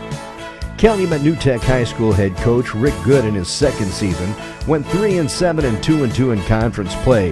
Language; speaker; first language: English; native; English